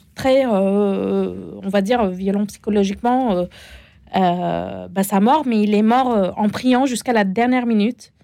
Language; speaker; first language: French; non-native, fluent; Arabic